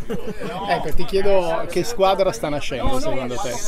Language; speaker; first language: Italian; native; Italian